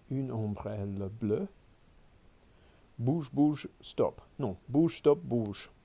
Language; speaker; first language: French; non-native, fluent; English